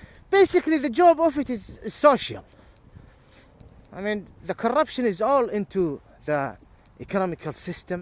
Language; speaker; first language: English; non-native, fluent; Arabic